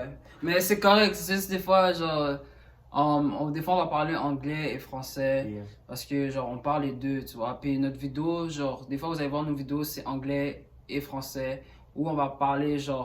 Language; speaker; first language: French; early bilingual, other home language; Haitian Creole